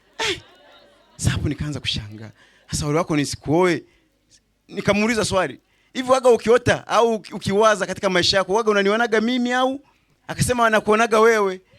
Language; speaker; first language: Swahili; native; Swahili